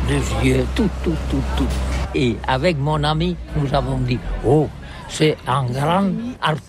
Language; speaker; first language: French; non-native, learner; Catalan